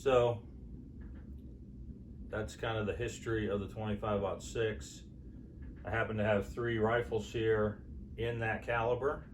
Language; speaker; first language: English; native; English